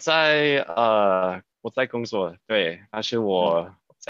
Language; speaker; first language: Chinese; non-native, learner; English